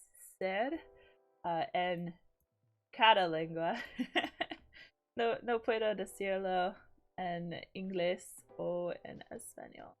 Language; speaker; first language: Spanish; non-native, learner; English